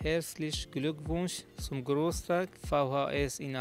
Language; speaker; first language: German; non-native, learner; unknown